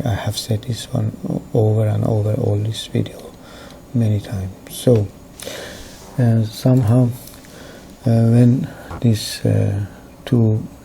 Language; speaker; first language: English; non-native, fluent; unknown